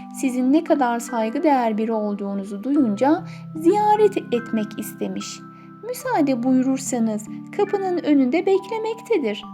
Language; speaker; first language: Turkish; native; Turkish